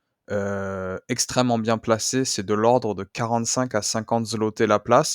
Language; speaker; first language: French; native; French